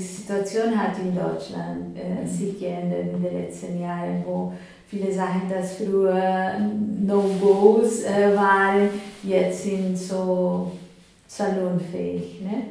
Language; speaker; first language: German; non-native, fluent; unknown